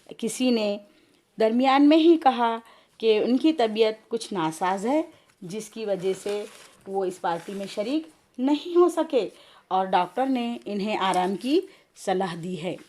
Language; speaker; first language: Urdu; native; Urdu